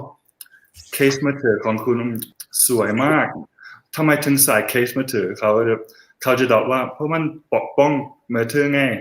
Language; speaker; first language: Thai; non-native, fluent; English